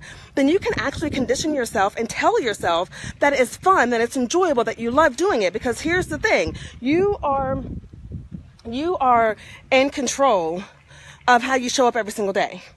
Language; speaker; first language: English; native; English